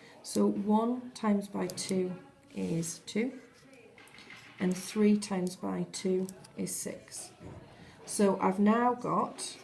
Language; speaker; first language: English; native; English